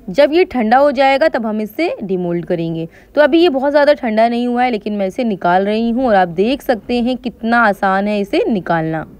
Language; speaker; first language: Hindi; native; Hindi